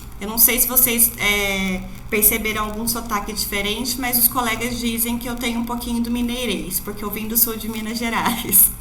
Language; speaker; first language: Portuguese; native; Portuguese